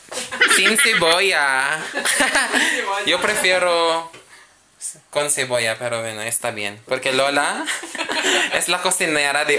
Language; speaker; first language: Spanish; non-native, learner; Filipino